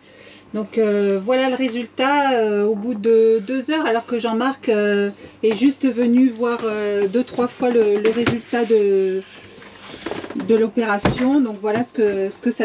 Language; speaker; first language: French; native; French